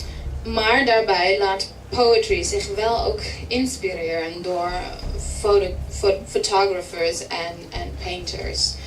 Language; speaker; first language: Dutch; early bilingual, heritage; English